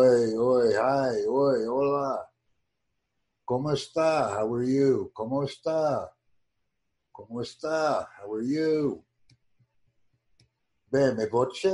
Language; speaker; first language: Portuguese; non-native, learner; English